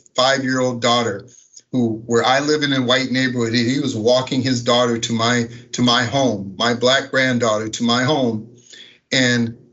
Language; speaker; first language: English; native; English